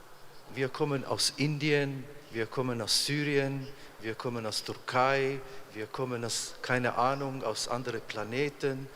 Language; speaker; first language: German; non-native, fluent; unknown